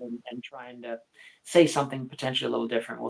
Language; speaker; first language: English; native; English